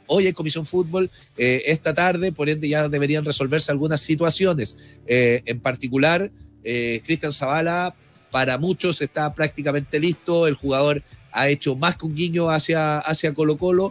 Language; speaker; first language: Spanish; native; Spanish